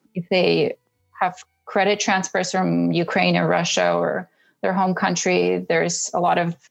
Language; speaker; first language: English; early bilingual, other home language; Russian